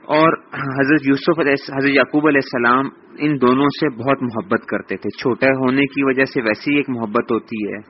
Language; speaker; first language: Urdu; native; Urdu